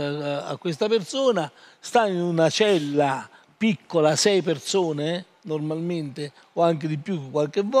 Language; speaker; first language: Italian; native; Italian